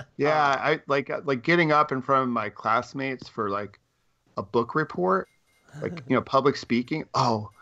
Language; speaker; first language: English; native; English